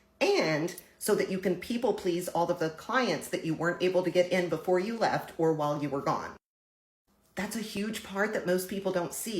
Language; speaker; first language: English; native; English